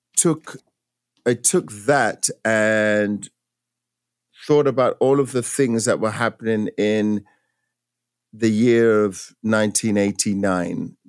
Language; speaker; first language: English; native; English